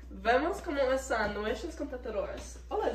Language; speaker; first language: Spanish; non-native, learner; English